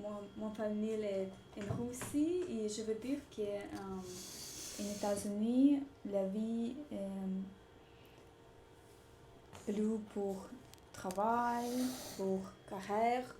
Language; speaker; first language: French; non-native, learner; Russian